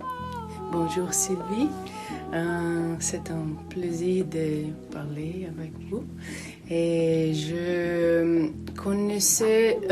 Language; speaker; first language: French; non-native, learner; Portuguese